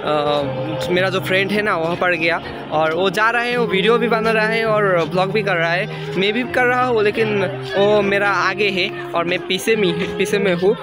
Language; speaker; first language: Hindi; non-native, learner; Bangla